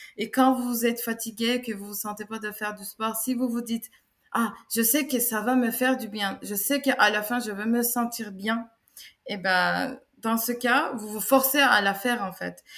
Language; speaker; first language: French; non-native, fluent; Turkish